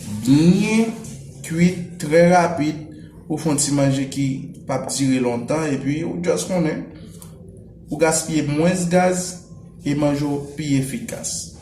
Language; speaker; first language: French; non-native, local second language; Haitian Creole